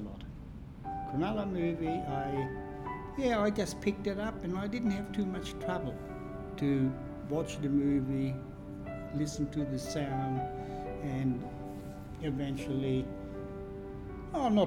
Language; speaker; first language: English; non-native, fluent; German